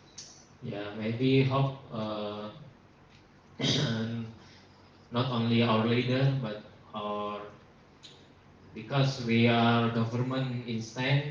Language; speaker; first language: English; non-native, learner; Indonesian